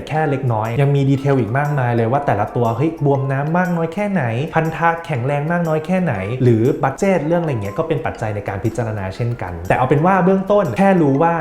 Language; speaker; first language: Thai; native; Thai